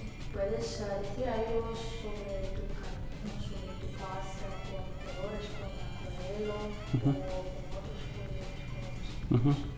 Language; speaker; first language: Spanish; non-native, learner; Russian